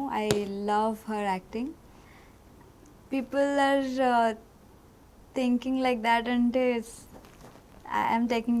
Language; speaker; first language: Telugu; non-native, local second language; Odia